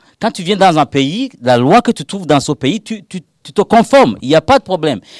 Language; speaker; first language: French; non-native, local second language; Rundi